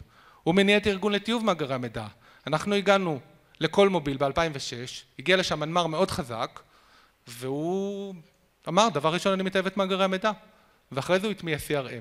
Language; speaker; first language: Hebrew; native; Hebrew